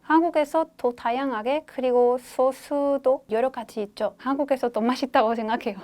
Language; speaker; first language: Korean; non-native, fluent; Spanish